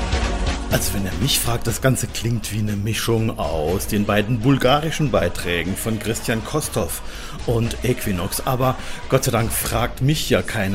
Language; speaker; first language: German; native; German